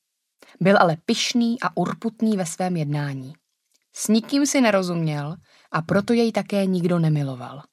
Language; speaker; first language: Czech; native; Czech